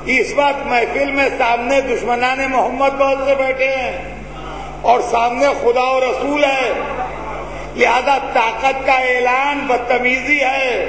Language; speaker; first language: Urdu; native; Urdu